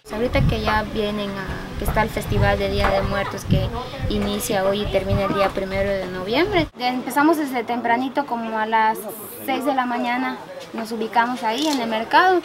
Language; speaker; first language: Spanish; native; Spanish